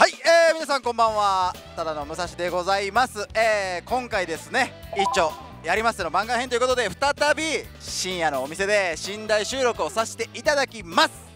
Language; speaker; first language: Japanese; native; Japanese